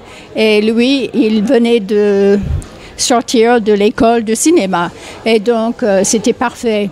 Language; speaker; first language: French; non-native, fluent; English